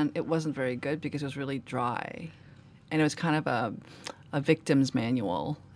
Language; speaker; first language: English; early bilingual, other home language; Korean